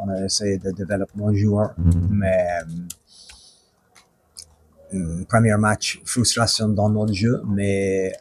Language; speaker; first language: French; non-native, fluent; English